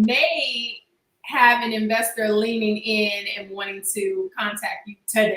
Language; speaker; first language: English; native; English